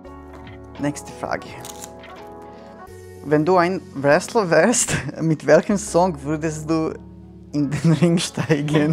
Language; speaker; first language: German; non-native, fluent; Serbian